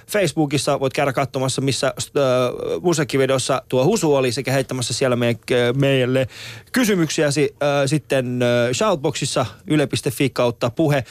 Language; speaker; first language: Finnish; early bilingual, other home language; Persian